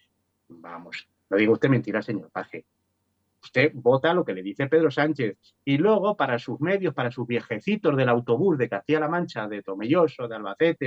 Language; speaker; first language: Spanish; native; Spanish